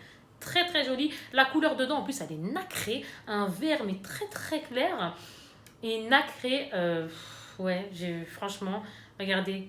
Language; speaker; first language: French; native; French